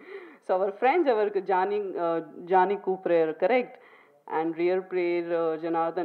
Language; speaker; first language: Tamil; non-native, fluent; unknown